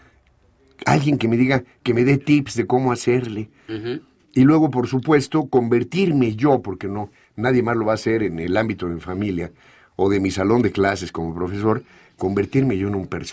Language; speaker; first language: Spanish; native; Spanish